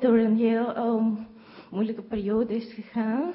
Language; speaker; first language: Dutch; non-native, learner; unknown